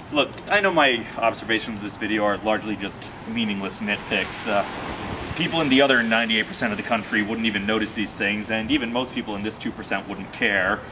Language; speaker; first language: English; native; English